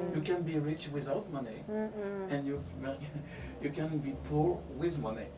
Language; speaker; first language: English; non-native, fluent; French